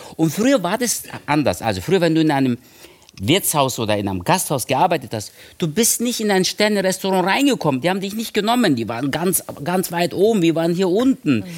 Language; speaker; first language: German; early bilingual, other home language; Turkish